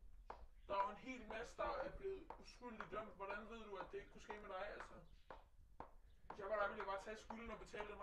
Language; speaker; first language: Danish; native; Danish